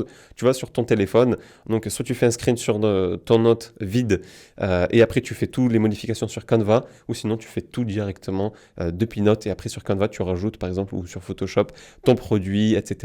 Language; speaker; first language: French; native; French